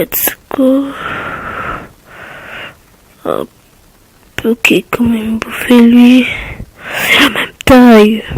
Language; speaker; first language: French; native; French